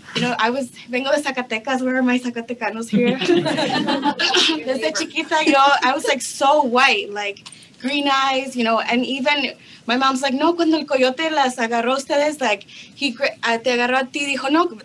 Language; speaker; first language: English; native; English